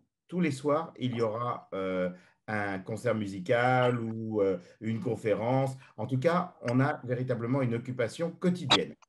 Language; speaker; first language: French; native; French